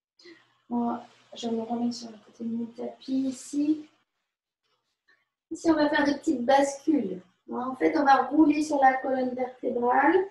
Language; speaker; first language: French; native; French